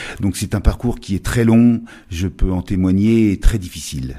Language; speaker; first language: French; native; French